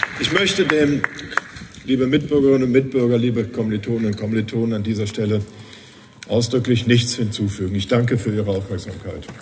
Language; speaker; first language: German; native; German